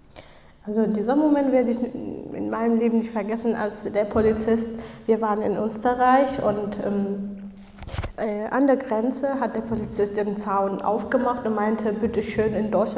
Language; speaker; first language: German; non-native, fluent; Kurdish